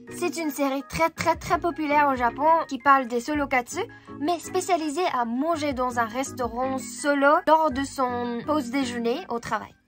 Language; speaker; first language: French; non-native, fluent; Japanese